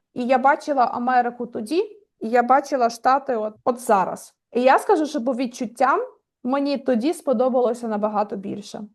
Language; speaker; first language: Ukrainian; native; Ukrainian